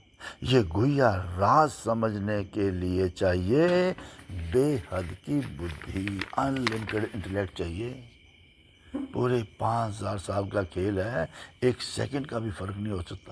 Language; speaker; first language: Hindi; native; Hindi